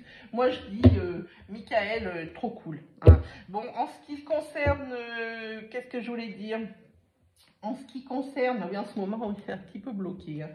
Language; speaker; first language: French; native; French